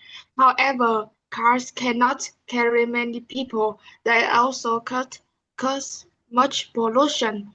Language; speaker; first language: English; non-native, learner; Vietnamese